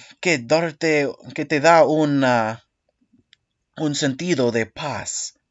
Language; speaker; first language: Spanish; non-native, learner; English